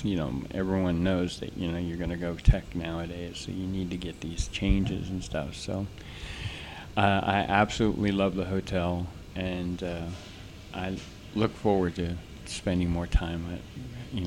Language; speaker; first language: English; native; English